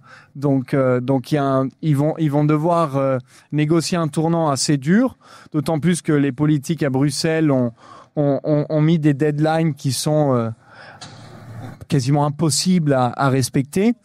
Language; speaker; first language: French; native; French